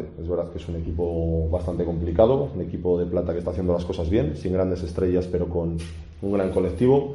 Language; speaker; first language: Spanish; native; Spanish